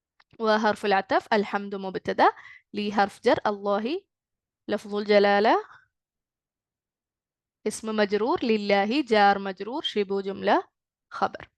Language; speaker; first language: Arabic; non-native, fluent; Malayalam